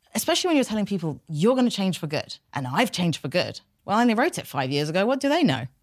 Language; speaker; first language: English; non-native, local second language; Persian